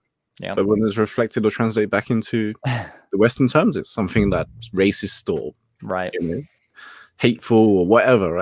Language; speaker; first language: English; native; English